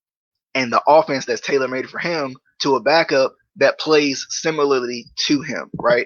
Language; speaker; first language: English; native; English